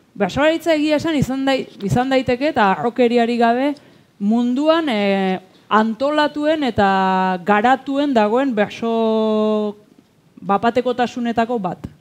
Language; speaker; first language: Basque; native; Basque